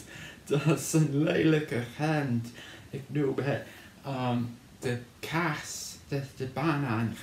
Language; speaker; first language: Dutch; non-native, learner; English